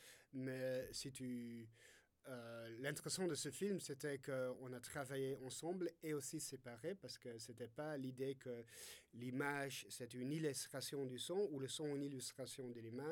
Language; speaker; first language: French; non-native, fluent; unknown